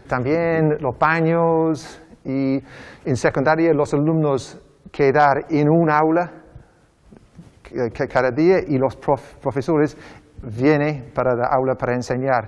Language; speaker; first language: Spanish; non-native, learner; English